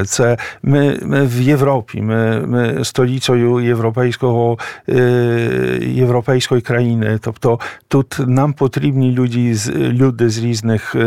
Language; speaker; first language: Ukrainian; non-native, fluent; Polish